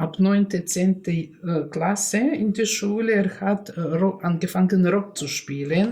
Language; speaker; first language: German; non-native, learner; Russian